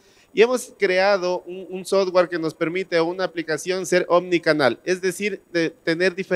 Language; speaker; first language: Spanish; native; Spanish